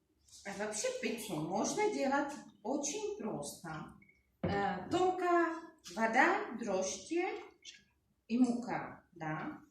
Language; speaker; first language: Russian; non-native, learner; Czech